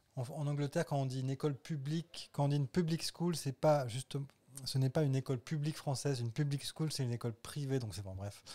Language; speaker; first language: French; native; French